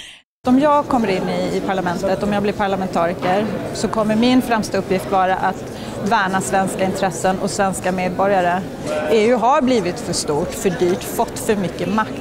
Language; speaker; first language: Swedish; native; Swedish